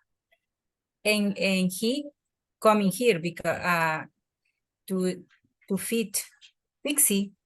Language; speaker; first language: English; non-native, learner; Spanish